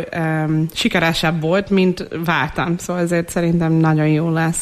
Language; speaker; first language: Hungarian; non-native, fluent; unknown